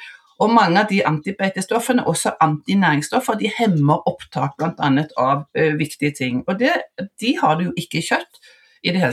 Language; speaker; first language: Norwegian; native; Norwegian